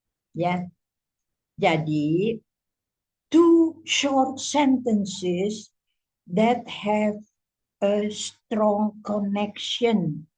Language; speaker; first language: English; non-native, fluent; Indonesian